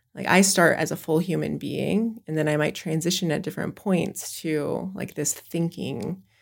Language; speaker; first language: English; native; English